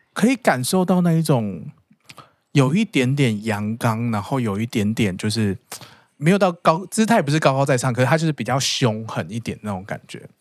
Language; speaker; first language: Chinese; native; Chinese